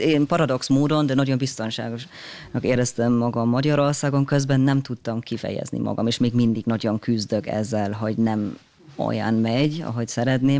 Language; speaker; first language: Hungarian; non-native, fluent; German